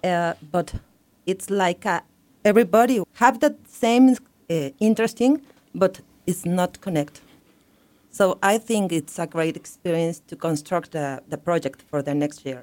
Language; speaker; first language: English; non-native, learner; Spanish